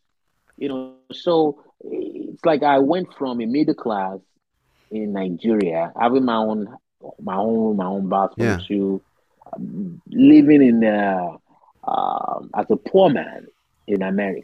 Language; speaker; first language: English; non-native, local second language; Yoruba